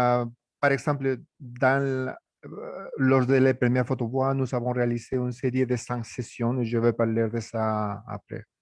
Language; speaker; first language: French; non-native, fluent; Spanish